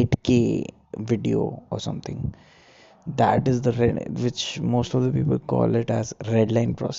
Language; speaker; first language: English; non-native, local second language; Marathi